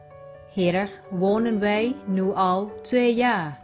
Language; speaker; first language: Dutch; non-native, fluent; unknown